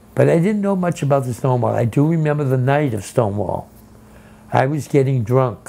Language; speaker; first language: English; native; English